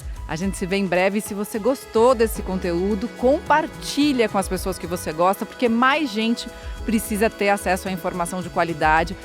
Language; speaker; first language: Portuguese; native; Portuguese